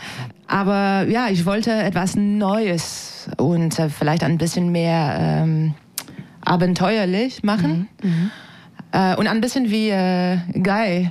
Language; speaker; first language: German; non-native, fluent; French